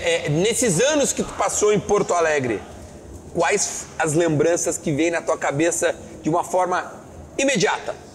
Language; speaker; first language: Portuguese; native; Portuguese